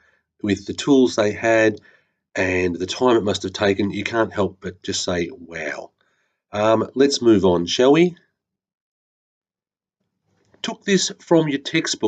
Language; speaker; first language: English; native; English